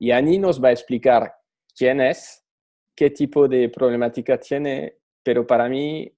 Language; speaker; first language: Spanish; non-native, fluent; French